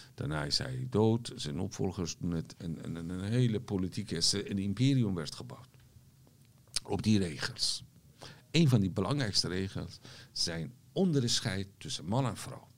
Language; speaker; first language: Dutch; non-native, fluent; Persian